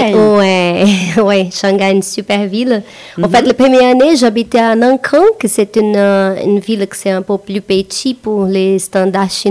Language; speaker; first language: French; non-native, fluent; Portuguese